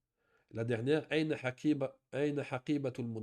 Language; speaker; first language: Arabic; non-native, fluent; French